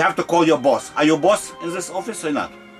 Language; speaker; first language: English; non-native, learner; Russian